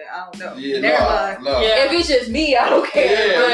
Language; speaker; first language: English; native; English